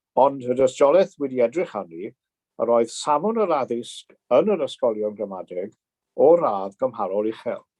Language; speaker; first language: Welsh; native; Welsh